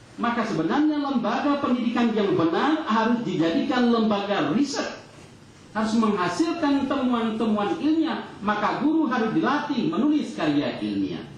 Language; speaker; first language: Indonesian; non-native, local second language; Achinese